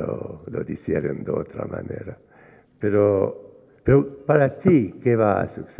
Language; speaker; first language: Spanish; non-native, fluent; English